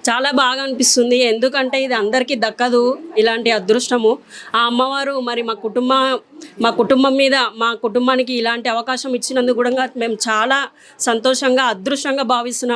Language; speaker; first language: Telugu; native; Telugu